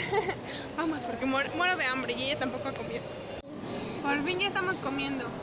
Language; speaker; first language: Spanish; native; Spanish